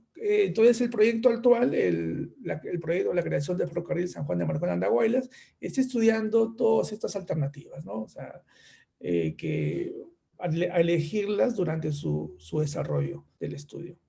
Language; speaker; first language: Spanish; native; Spanish